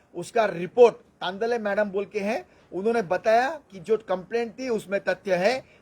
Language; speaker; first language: Hindi; non-native, local second language; Marathi